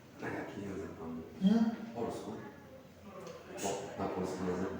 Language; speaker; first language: Ukrainian; non-native, learner; Polish